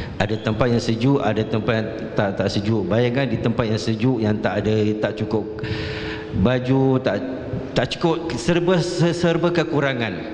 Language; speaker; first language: Malay; non-native, local second language; Chinese